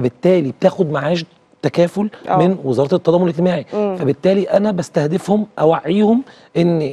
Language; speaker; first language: Arabic; native; Arabic